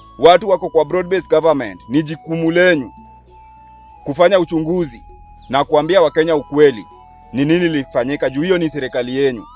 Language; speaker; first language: Swahili; non-native, local second language; Luo (Kenya and Tanzania)